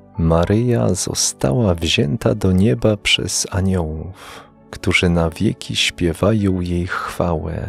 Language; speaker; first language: Polish; native; Polish